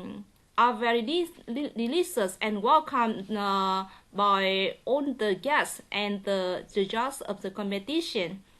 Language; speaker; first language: English; non-native, learner; Vietnamese